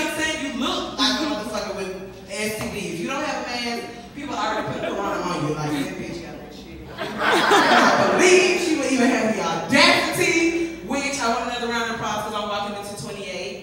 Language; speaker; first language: English; native; English